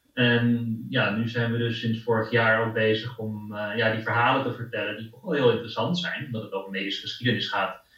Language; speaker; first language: Dutch; native; Dutch